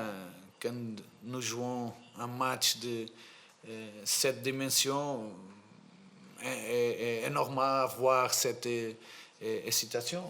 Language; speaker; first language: French; non-native, fluent; Portuguese